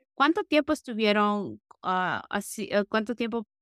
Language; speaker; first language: Spanish; early bilingual, heritage; Spanish